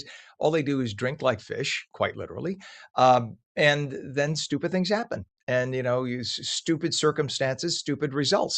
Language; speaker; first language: English; native; English